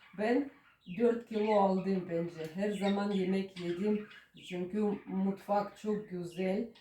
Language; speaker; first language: Turkish; non-native, learner; Russian